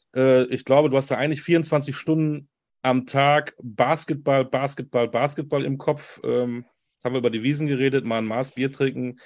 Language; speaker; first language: German; native; German